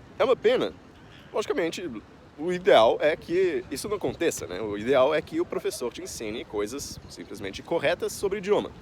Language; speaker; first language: Portuguese; native; Portuguese